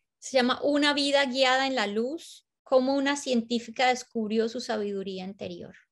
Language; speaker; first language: Spanish; native; Spanish